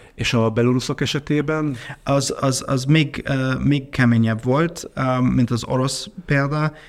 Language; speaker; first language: Hungarian; non-native, fluent; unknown